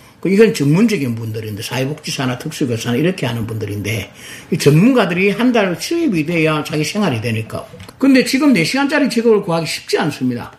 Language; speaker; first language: Korean; native; Korean